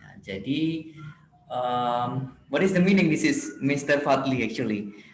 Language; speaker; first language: English; non-native, fluent; Indonesian